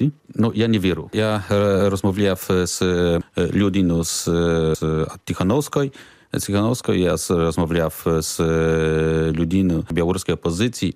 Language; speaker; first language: Ukrainian; non-native, learner; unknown